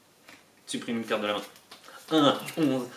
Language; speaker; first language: French; native; French